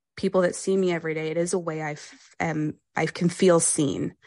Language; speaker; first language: English; native; English